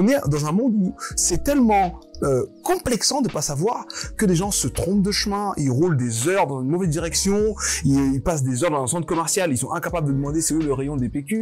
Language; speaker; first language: French; native; French